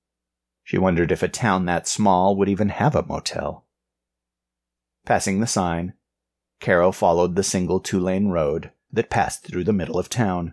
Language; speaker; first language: English; native; English